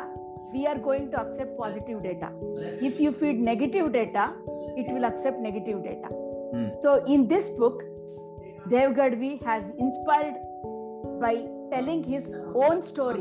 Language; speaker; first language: English; non-native, local second language; Kannada